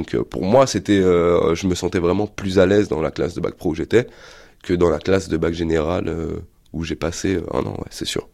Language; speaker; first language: French; native; French